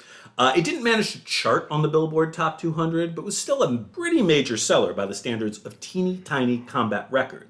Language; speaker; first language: English; native; English